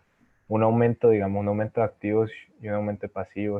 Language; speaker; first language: Spanish; native; Spanish